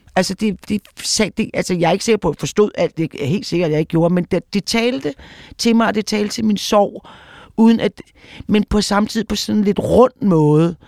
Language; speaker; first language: Danish; native; Danish